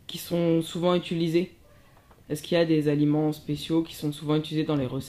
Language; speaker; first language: French; native; French